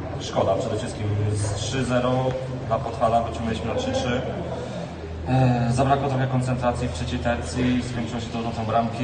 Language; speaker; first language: Polish; native; Polish